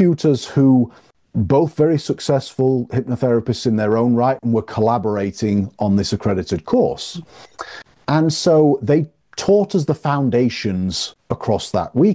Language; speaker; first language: English; native; English